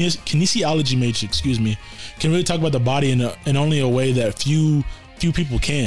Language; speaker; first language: English; native; English